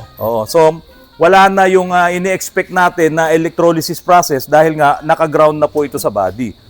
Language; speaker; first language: Filipino; native; Filipino